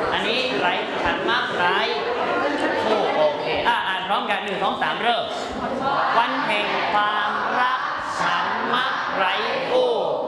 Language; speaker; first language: Thai; native; Thai